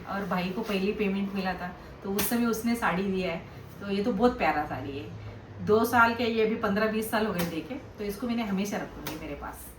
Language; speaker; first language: Hindi; non-native, local second language; Kannada